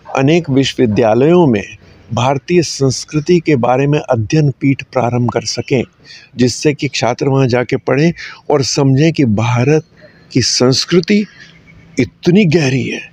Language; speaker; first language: Hindi; native; Hindi